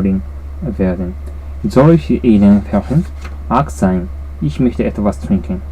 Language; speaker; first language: German; non-native, learner; Japanese